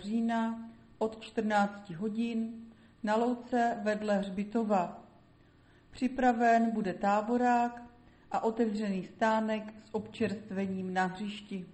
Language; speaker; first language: Czech; native; Czech